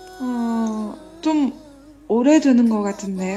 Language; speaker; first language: Korean; non-native, learner; Chinese